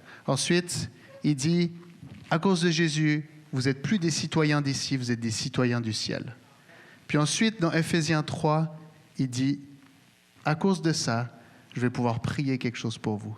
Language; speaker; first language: French; native; French